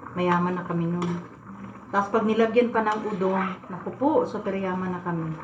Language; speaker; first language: Filipino; non-native, local second language; Cebuano